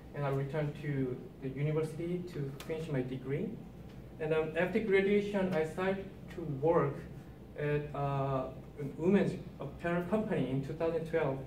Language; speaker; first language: English; non-native, learner; Korean